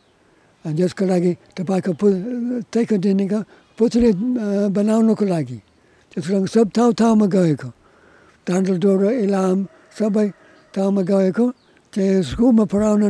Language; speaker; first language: Nepali; non-native, learner; English